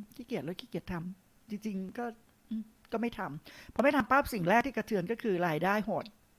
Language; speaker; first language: Thai; native; Thai